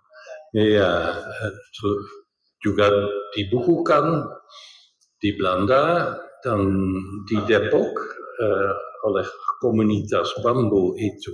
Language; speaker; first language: Indonesian; non-native, fluent; Dutch